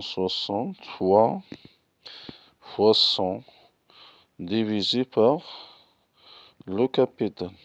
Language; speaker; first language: French; non-native, local second language; Arabic